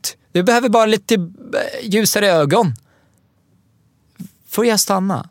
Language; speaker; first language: Swedish; non-native, learner; Arabic